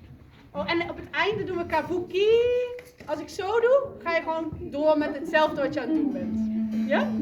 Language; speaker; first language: Dutch; native; Dutch